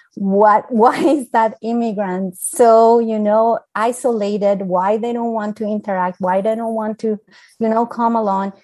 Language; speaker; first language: English; non-native, fluent; Spanish